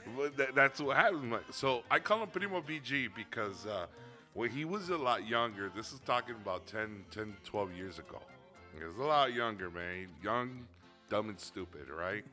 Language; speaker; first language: English; early bilingual, other home language; Spanish